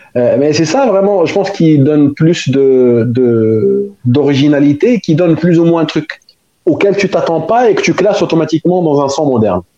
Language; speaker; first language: French; non-native, local second language; Arabic